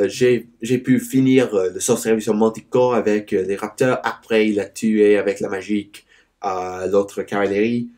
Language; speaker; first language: French; non-native, learner; English